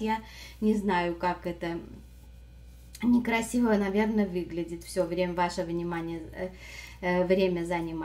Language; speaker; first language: Russian; non-native, fluent; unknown